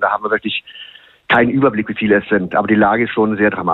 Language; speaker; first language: German; non-native, fluent; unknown